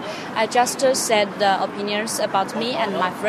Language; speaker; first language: English; non-native, fluent; Chinese